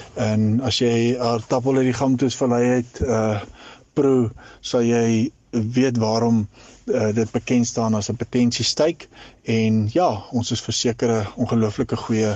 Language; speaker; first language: Afrikaans; native; Afrikaans